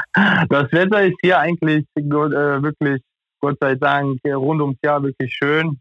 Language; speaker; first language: German; non-native, fluent; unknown